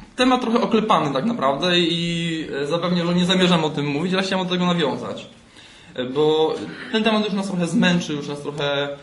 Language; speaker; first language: Polish; native; Polish